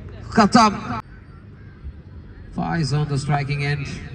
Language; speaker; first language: English; non-native, local second language; Malayalam